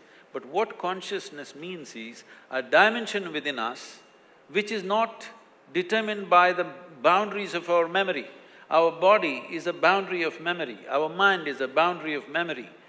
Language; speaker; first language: English; non-native, local second language; Kannada